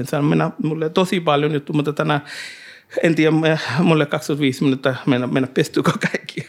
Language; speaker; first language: Finnish; non-native, learner; Hindi